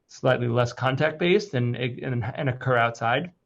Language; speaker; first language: English; native; English